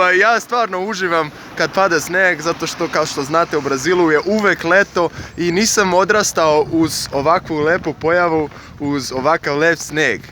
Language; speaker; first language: Bosnian; non-native, fluent; Portuguese